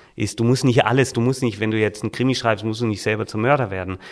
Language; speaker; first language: German; native; German